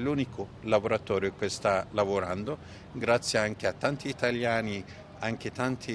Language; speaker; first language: Italian; non-native, fluent; Arabic